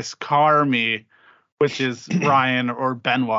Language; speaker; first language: English; native; English